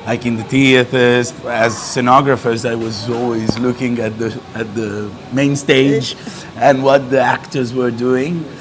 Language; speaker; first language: English; non-native, fluent; French